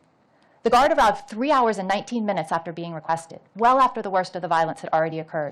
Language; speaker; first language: English; native; English